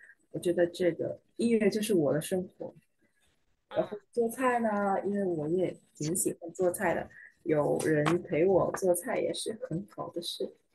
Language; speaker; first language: Chinese; non-native, learner; Vietnamese